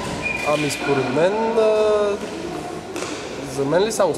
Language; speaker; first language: Bulgarian; native; Bulgarian